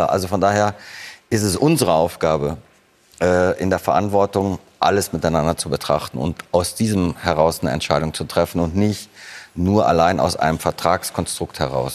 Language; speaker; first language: German; native; German